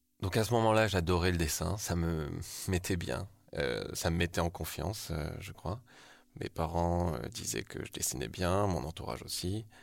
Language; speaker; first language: French; early bilingual, other home language; Korean